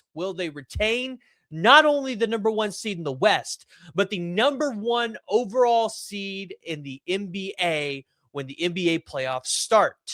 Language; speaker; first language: English; native; English